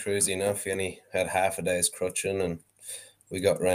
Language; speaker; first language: English; native; English